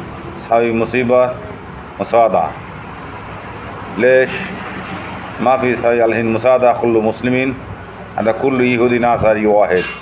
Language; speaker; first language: Arabic; non-native, learner; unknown